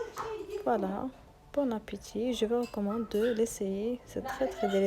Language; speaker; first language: French; non-native, local second language; Arabic